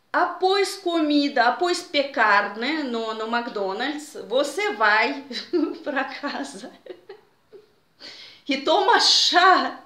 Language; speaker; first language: Portuguese; non-native, fluent; Russian